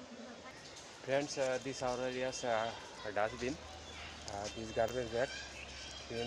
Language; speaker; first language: English; non-native, learner; Bangla